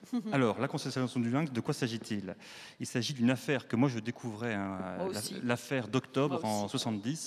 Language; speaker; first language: French; native; French